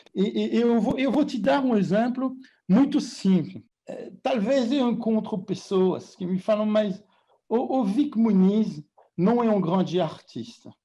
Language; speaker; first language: Portuguese; non-native, fluent; French